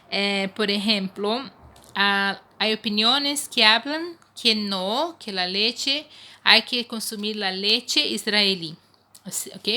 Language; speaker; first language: Spanish; non-native, fluent; Portuguese